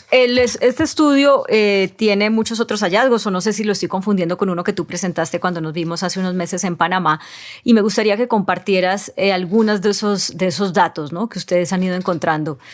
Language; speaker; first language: Spanish; native; Spanish